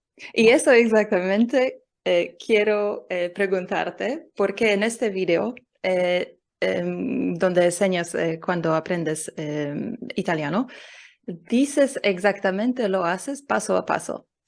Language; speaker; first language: Spanish; non-native, learner; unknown